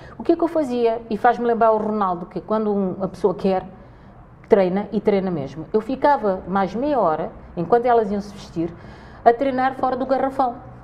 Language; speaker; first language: Portuguese; non-native, local second language; Kabuverdianu